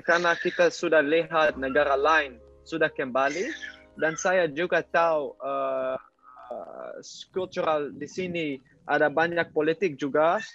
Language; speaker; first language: Indonesian; non-native, learner; Dutch